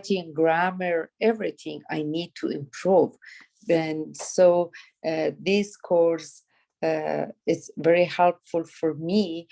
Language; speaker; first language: English; non-native, learner; Persian